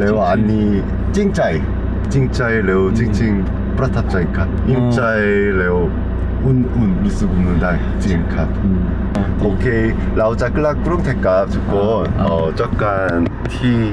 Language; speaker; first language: Thai; non-native, learner; Korean